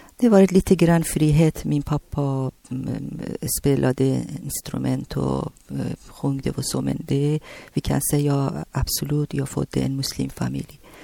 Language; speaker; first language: Swedish; non-native, learner; Persian